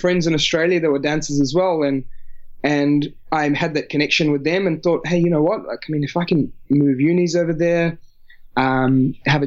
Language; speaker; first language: English; native; English